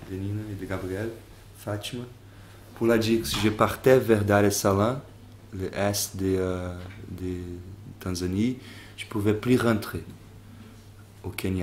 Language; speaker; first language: French; non-native, fluent; Portuguese